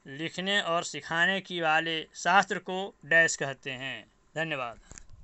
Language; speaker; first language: Hindi; native; Hindi